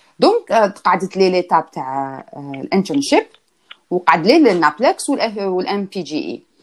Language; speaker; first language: French; non-native, local second language; Arabic